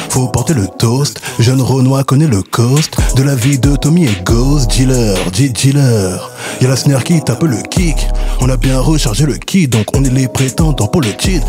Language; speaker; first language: French; native; French